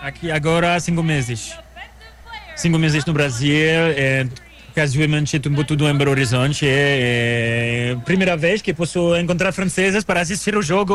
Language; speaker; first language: Portuguese; non-native, learner; French